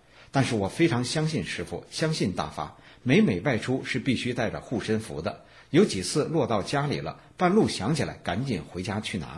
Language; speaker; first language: Chinese; native; Chinese